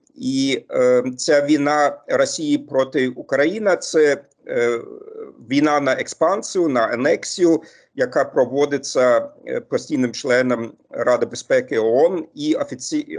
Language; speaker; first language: Ukrainian; non-native, fluent; German